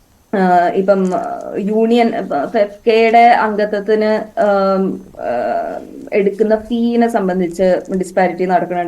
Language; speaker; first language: Malayalam; native; Malayalam